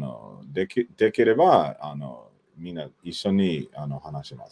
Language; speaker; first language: Japanese; non-native, learner; English